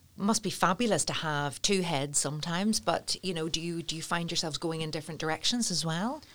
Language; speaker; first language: English; native; English